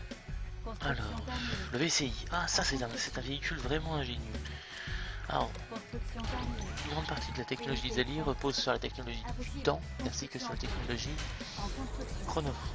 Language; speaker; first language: French; native; French